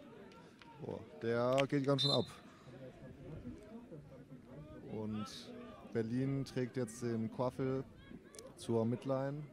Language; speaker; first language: German; native; German